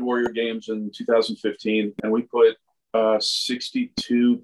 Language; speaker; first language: English; native; English